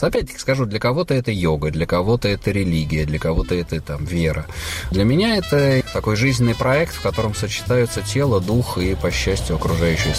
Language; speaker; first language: Russian; native; Russian